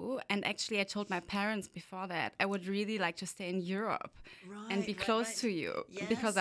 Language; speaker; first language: English; non-native, fluent; German